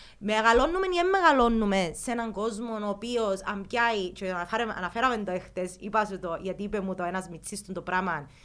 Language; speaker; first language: Greek; early bilingual, heritage; Greek